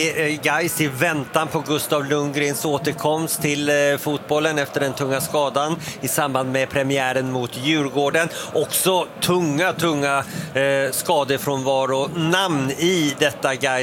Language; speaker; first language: Swedish; native; Swedish